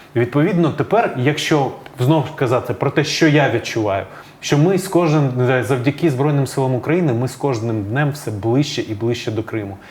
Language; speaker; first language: Ukrainian; native; Ukrainian